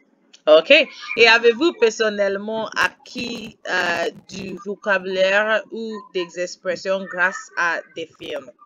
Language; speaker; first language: French; non-native, fluent; Igbo